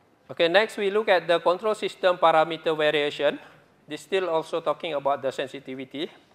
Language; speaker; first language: English; non-native, local second language; Malay